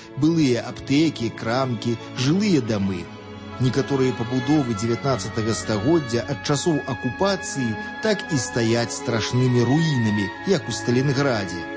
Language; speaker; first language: Belarusian; native; Belarusian